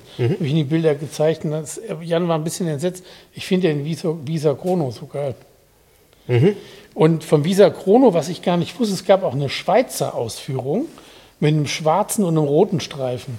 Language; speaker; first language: German; native; German